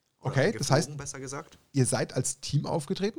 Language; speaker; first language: German; native; German